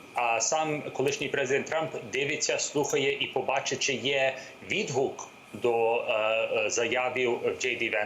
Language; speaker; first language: Ukrainian; early bilingual, heritage; English